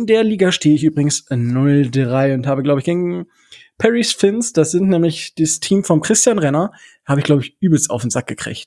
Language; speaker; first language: German; native; German